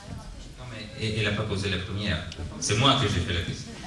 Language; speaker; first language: French; non-native, learner; Italian